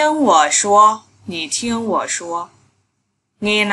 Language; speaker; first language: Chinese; non-native, fluent; Vietnamese